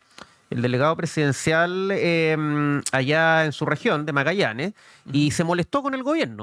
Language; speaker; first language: Spanish; native; Spanish